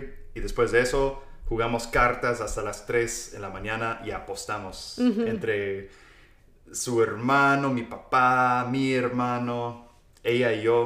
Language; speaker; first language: Spanish; non-native, fluent; English